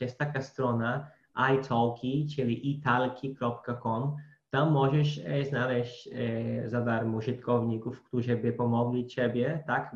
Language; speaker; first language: Polish; non-native, fluent; Portuguese